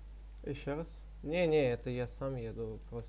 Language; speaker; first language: Russian; native; Russian